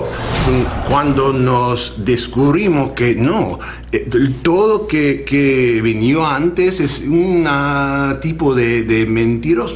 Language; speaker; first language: Spanish; non-native, learner; English